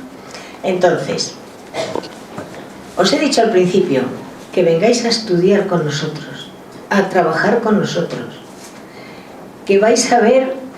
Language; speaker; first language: Spanish; native; Spanish